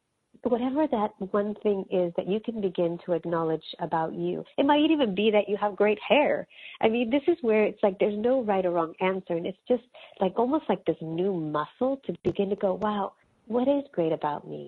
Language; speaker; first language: English; early bilingual, other home language; Spanish